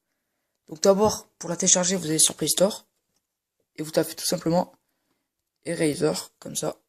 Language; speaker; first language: French; native; French